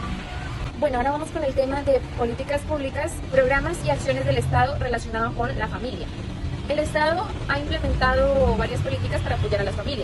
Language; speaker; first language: Spanish; native; Spanish